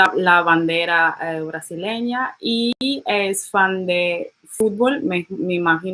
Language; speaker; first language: Spanish; non-native, learner; English